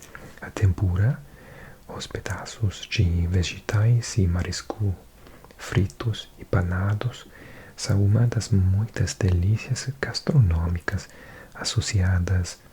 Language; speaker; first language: Portuguese; non-native, learner; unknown